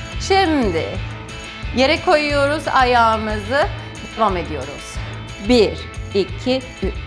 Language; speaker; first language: Turkish; non-native, fluent; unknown